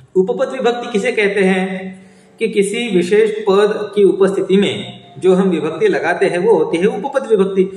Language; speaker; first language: Hindi; non-native, local second language; Marathi